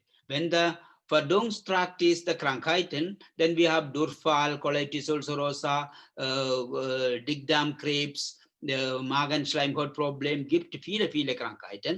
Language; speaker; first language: German; non-native, learner; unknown